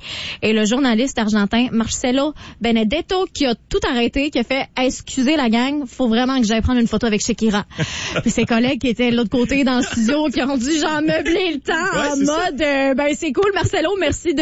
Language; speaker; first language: French; native; French